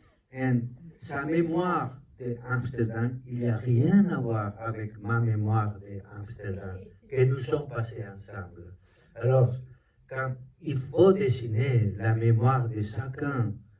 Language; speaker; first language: French; non-native, learner; Spanish